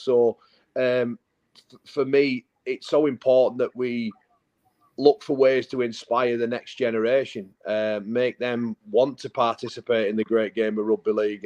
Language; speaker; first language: English; native; English